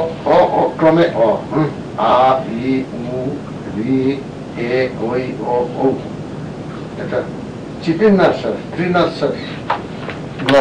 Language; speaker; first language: Russian; non-native, learner; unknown